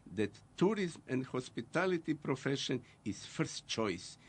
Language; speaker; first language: English; non-native, fluent; Croatian